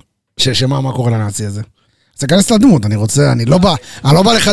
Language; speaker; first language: Hebrew; native; Hebrew